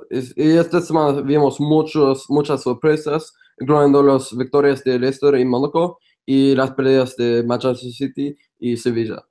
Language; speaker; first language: Spanish; non-native, fluent; English